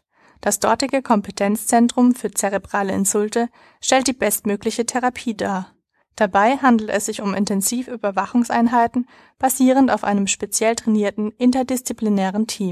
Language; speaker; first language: German; native; German